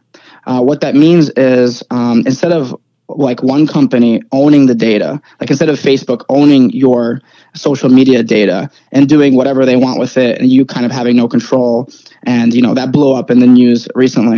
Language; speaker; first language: English; native; English